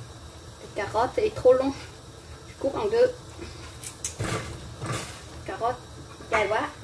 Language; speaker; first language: French; non-native, learner; Vietnamese